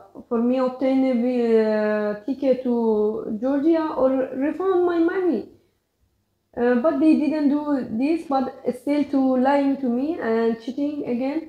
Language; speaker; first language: English; non-native, learner; Persian